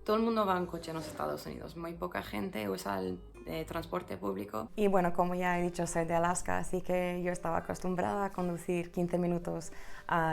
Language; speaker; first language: Spanish; non-native, fluent; English